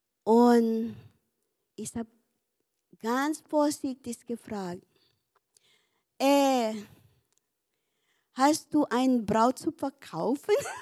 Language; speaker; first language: German; non-native, learner; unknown